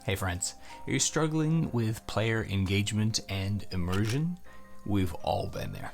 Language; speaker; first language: English; native; English